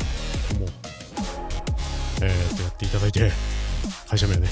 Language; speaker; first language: Japanese; native; Japanese